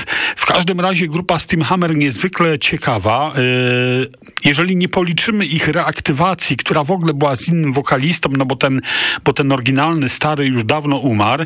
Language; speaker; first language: Polish; native; Polish